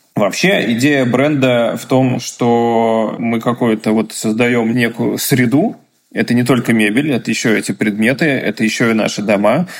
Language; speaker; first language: Russian; native; Russian